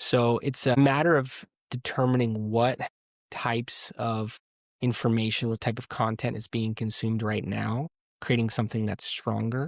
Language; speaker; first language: English; native; English